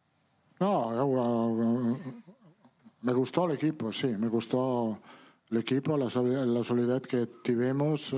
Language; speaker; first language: Portuguese; non-native, learner; Italian